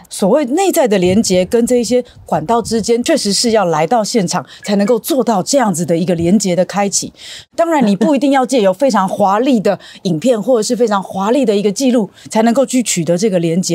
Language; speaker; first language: Chinese; native; Chinese